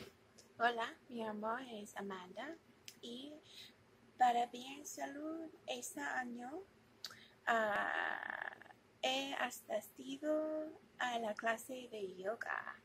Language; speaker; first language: Spanish; non-native, learner; English